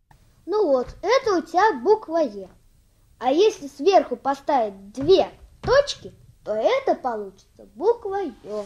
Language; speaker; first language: Russian; native; Russian